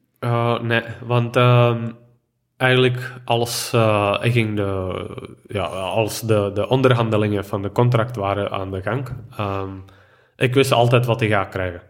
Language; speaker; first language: Dutch; non-native, fluent; Czech